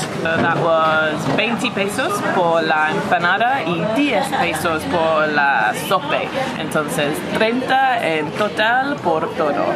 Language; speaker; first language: Spanish; non-native, learner; English